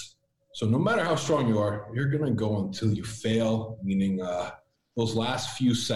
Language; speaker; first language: English; early bilingual, other home language; Latvian